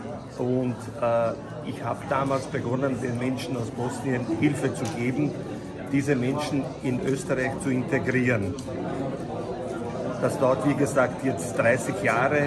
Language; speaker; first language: German; non-native, fluent; Bosnian